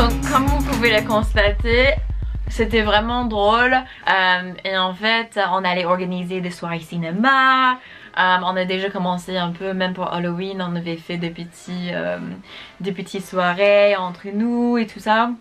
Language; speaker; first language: French; non-native, fluent; English